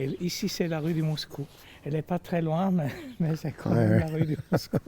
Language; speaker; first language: French; non-native, fluent; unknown